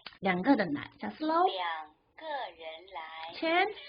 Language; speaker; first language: Chinese; non-native, learner; Korean